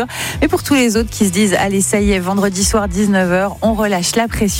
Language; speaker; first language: French; native; French